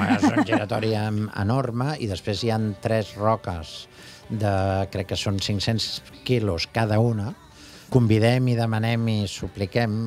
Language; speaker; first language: Catalan; native; Catalan